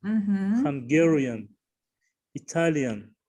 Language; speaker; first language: English; non-native, learner; Kyrgyz